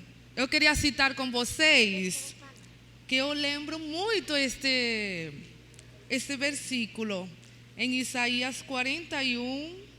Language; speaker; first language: Portuguese; non-native, learner; Spanish